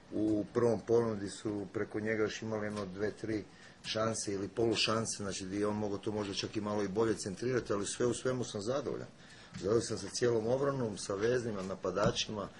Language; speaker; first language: Bosnian; native; Bosnian